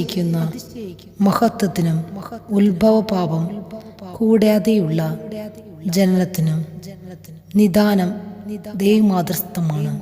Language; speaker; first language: Malayalam; native; Malayalam